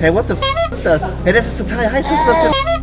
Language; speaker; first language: German; native; German